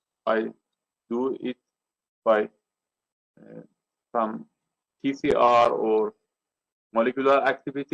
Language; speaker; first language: English; non-native, learner; Persian